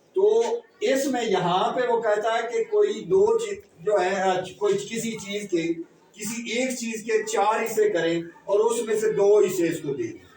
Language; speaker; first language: Urdu; non-native, local second language; Punjabi